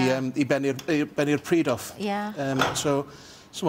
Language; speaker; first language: Welsh; native; Welsh